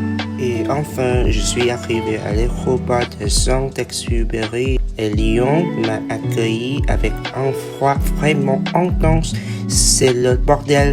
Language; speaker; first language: French; non-native, fluent; Vietnamese